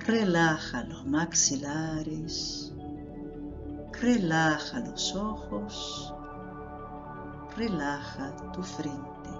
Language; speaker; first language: Spanish; non-native, fluent; Portuguese